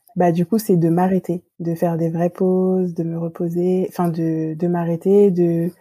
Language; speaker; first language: French; native; French